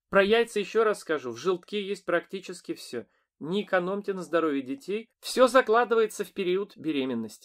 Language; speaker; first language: Russian; native; Russian